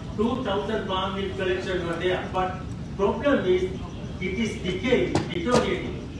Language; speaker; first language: English; non-native, local second language; Sinhala